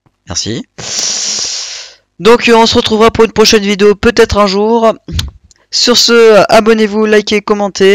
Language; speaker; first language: French; native; French